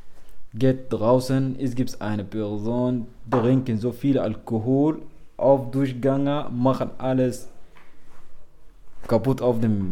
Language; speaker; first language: German; non-native, learner; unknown